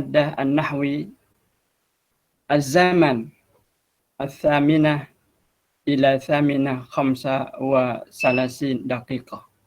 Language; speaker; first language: Arabic; non-native, fluent; Malay